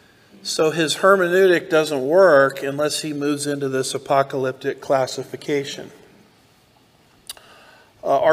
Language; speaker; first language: English; native; English